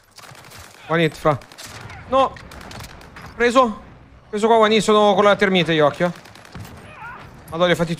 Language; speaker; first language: Italian; native; Italian